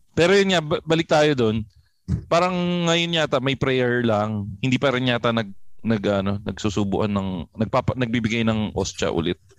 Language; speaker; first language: Filipino; native; Filipino